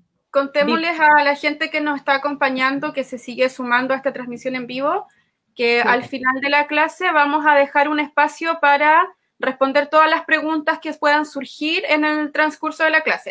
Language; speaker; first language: Spanish; native; Spanish